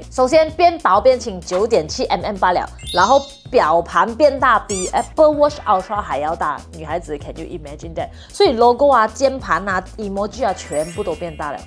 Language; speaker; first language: Chinese; non-native, local second language; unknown